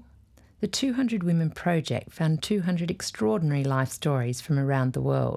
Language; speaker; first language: English; native; English